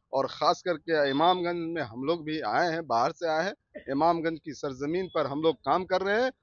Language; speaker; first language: Hindi; native; Hindi